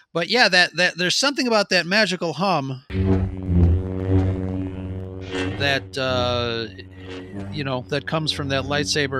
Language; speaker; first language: English; non-native, fluent; Spanish